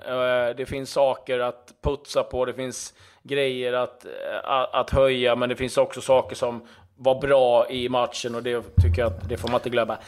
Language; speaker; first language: Swedish; native; Swedish